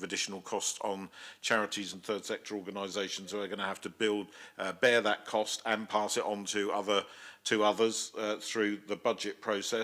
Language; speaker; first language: English; native; English